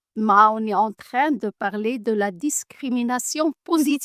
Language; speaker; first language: French; non-native, learner; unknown